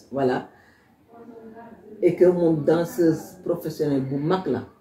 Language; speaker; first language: French; non-native, local second language; Wolof